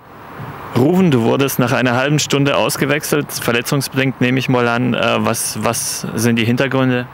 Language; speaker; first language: German; native; German